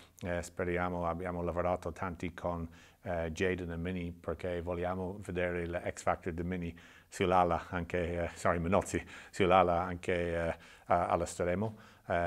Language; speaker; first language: Italian; non-native, learner; English